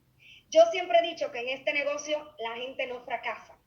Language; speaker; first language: Spanish; native; Spanish